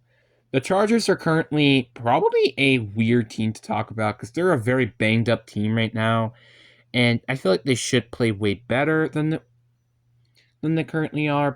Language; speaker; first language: English; native; English